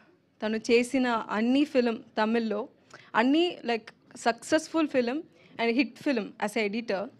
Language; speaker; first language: Telugu; non-native, local second language; Tamil